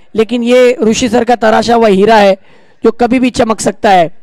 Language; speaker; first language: Hindi; non-native, local second language; Marathi